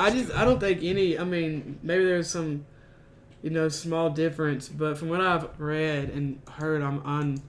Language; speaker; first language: English; native; English